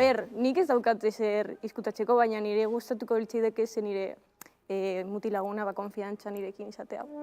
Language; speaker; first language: Basque; non-native, local second language; Spanish